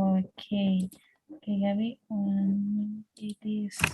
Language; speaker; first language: English; non-native, fluent; Spanish